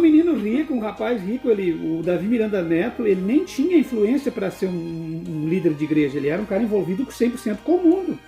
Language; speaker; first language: Portuguese; native; Portuguese